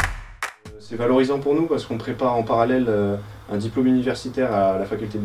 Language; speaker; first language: French; native; French